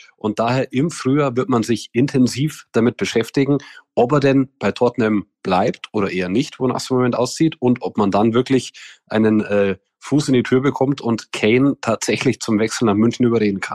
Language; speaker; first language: German; native; German